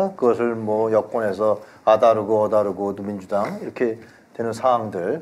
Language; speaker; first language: Korean; native; Korean